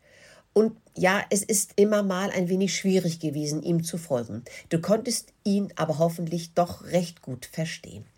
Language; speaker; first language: German; native; German